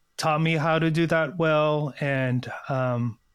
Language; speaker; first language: English; early bilingual, other home language; Korean